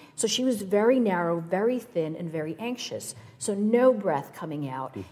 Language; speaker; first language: English; native; English